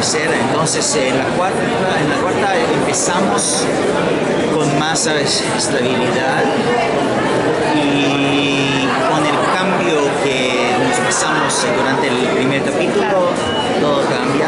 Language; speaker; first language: Spanish; non-native, fluent; Hebrew